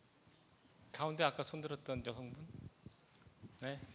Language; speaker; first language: Korean; native; Korean